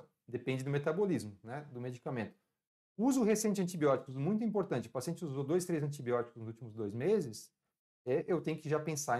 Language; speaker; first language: Portuguese; native; Portuguese